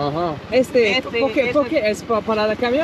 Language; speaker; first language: Spanish; non-native, learner; French